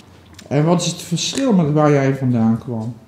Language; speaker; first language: Dutch; native; Dutch